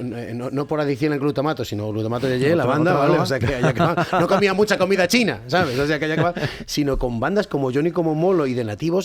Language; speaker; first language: Spanish; native; Spanish